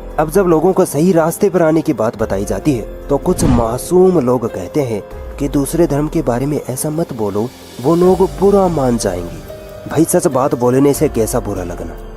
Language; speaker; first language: Hindi; native; Hindi